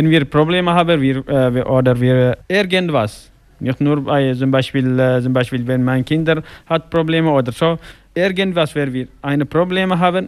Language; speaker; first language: German; non-native, learner; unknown